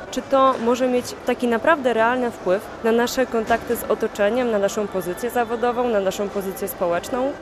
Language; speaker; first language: Polish; native; Polish